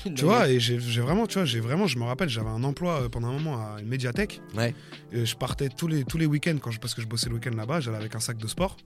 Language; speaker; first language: French; native; French